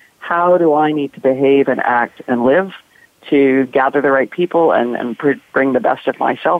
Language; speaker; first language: English; native; English